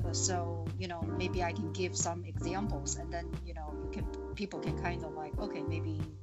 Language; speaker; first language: English; non-native, fluent; Chinese